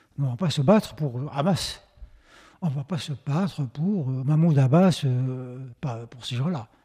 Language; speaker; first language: French; non-native, local second language; Arabic